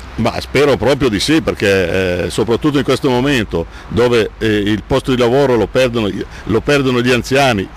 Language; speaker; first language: Italian; native; Italian